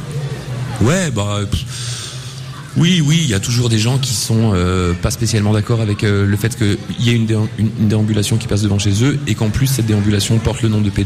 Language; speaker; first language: French; native; French